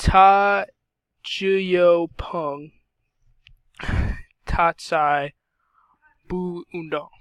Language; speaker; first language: Chinese; non-native, learner; English